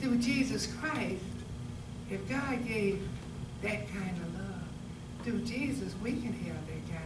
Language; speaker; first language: English; native; English